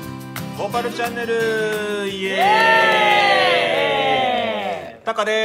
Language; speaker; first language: Japanese; native; Japanese